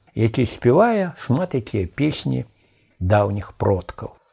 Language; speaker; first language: Belarusian; native; Belarusian